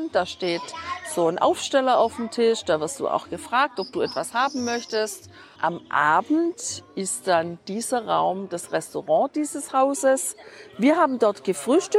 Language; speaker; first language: German; native; German